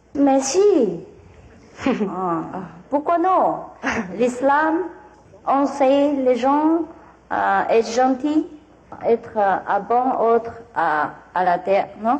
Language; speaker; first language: French; non-native, learner; Vietnamese